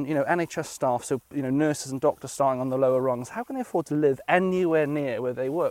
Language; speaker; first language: English; native; English